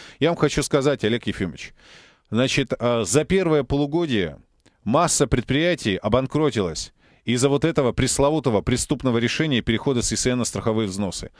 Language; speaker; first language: Russian; native; Russian